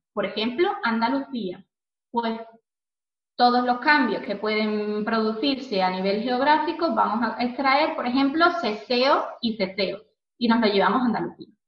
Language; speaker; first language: Spanish; native; Spanish